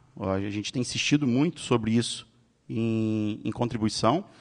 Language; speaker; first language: Portuguese; native; Portuguese